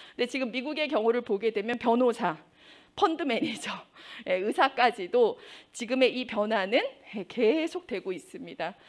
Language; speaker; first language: Korean; native; Korean